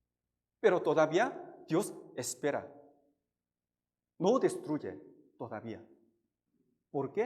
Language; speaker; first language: Spanish; non-native, fluent; Korean